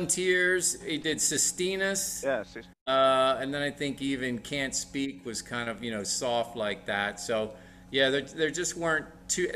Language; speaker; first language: English; native; English